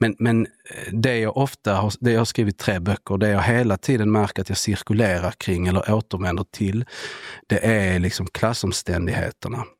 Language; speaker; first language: Swedish; early bilingual, other home language; Spanish